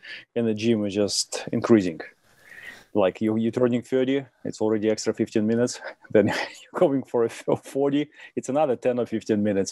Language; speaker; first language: English; non-native, fluent; Russian